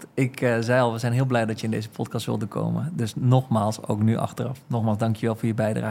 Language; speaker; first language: Dutch; native; Dutch